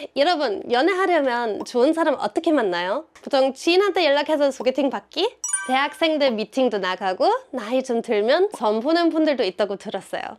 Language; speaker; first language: Korean; non-native, fluent; German